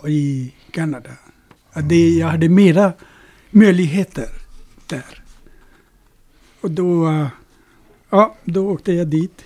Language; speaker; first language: Swedish; non-native, fluent; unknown